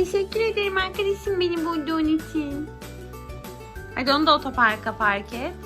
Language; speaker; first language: Turkish; native; Turkish